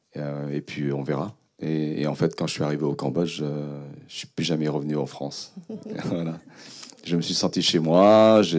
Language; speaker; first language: French; early bilingual, other home language; Khmer